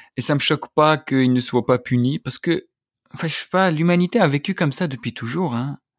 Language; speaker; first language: French; non-native, local second language; Arabic